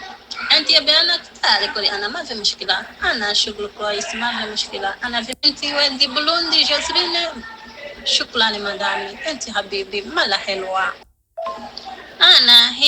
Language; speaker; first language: Arabic; non-native, learner; Rundi